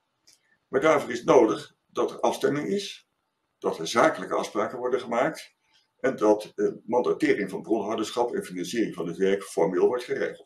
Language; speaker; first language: Dutch; native; Dutch